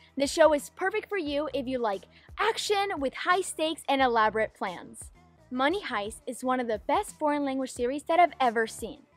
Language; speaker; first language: English; native; English